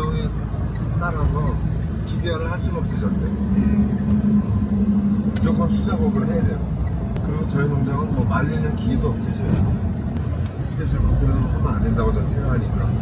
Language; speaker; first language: Korean; early bilingual, heritage; Korean